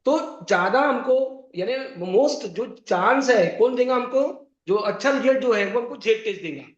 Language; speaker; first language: Hindi; non-native, local second language; Marathi